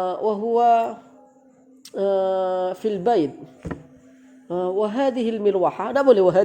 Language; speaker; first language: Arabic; non-native, fluent; Indonesian